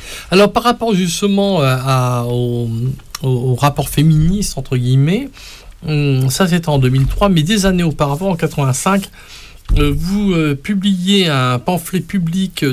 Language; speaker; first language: French; native; French